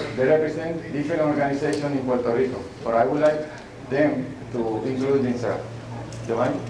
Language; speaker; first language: English; non-native, fluent; Spanish